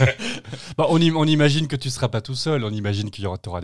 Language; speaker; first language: French; native; French